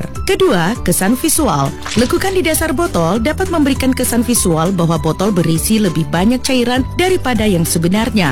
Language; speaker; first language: Indonesian; native; Indonesian